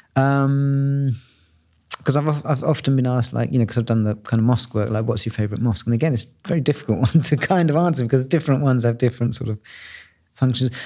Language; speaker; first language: English; native; English